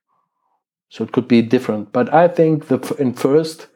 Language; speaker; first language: English; non-native, fluent; German